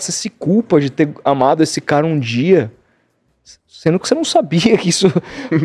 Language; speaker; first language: Portuguese; native; Portuguese